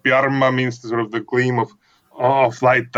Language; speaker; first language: English; non-native, fluent; Icelandic